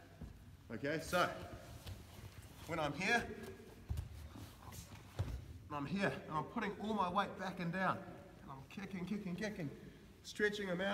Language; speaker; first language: English; native; English